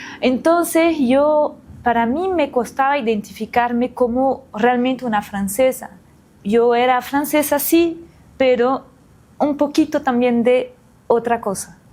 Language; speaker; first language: Spanish; non-native, fluent; French